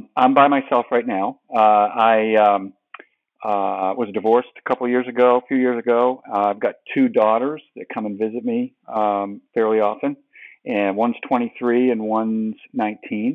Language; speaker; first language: English; native; English